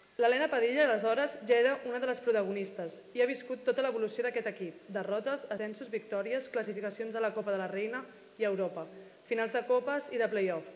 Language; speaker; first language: Catalan; native; Catalan